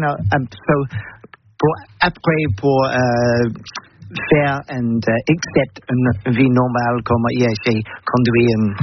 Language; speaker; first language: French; non-native, learner; English